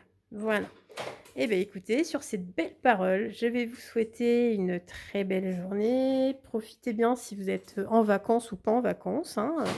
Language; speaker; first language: French; native; French